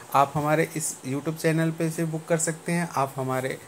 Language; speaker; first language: Hindi; native; Hindi